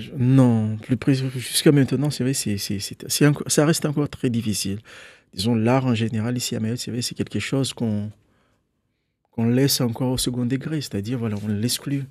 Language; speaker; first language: French; non-native, local second language; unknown